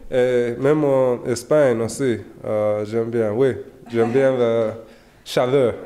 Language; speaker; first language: French; non-native, learner; English